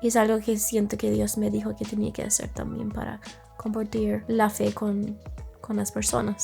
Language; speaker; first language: Spanish; non-native, fluent; English